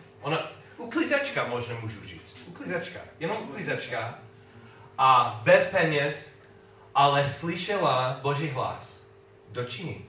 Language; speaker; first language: Czech; non-native, learner; English